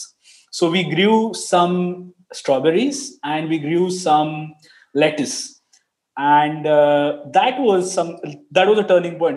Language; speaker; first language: English; non-native, local second language; Marathi